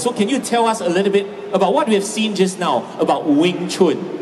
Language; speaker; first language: English; non-native, local second language; Chinese